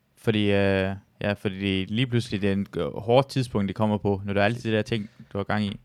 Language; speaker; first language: Danish; early bilingual, other home language; Persian